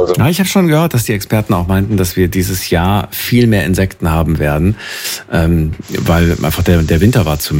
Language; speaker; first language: German; native; German